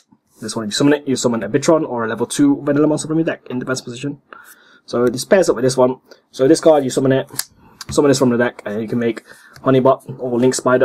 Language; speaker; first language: English; native; English